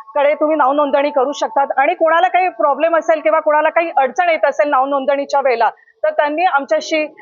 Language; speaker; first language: Marathi; non-native, local second language; Telugu